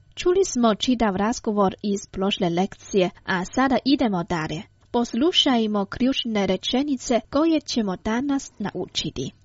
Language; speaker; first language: Croatian; non-native, fluent; Chinese